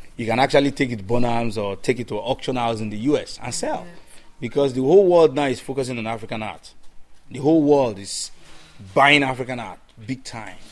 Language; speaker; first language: English; non-native, local second language; Yoruba